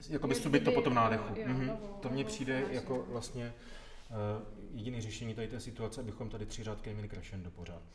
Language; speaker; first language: Czech; native; Czech